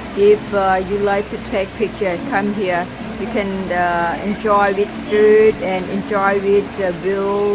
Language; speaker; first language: English; non-native, learner; Thai